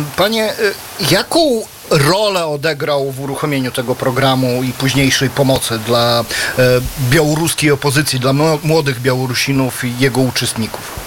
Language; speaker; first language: Polish; native; Polish